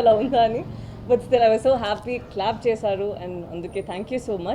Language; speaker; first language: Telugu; non-native, local second language; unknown